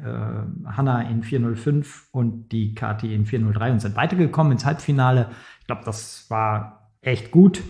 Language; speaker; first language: German; native; German